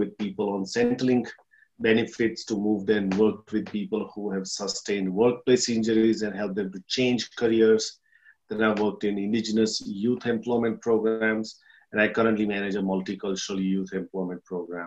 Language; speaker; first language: English; non-native, local second language; Gujarati